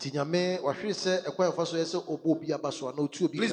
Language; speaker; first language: English; non-native, local second language; Ga